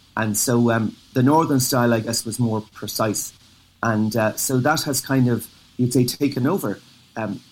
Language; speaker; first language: English; native; English